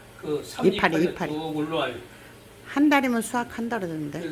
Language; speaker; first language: Korean; native; Korean